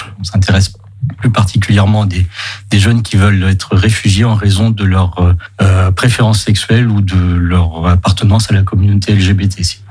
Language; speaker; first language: French; native; French